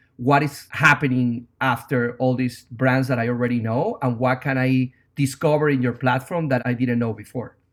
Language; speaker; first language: English; non-native, fluent; Spanish